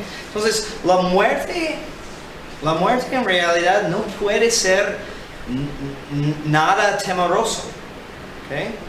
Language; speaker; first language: Spanish; non-native, fluent; English